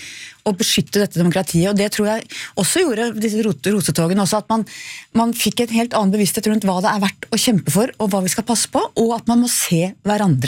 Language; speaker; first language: Norwegian; native; Norwegian